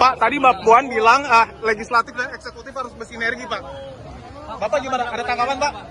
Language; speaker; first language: Indonesian; native; Indonesian